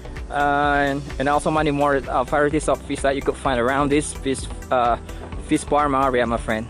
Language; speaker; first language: English; non-native, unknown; Indonesian